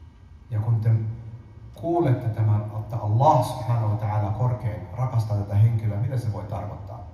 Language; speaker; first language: Finnish; early bilingual, other home language; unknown